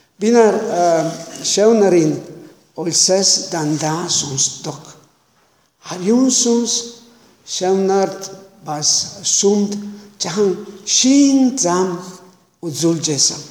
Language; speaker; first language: Mongolian; non-native, learner; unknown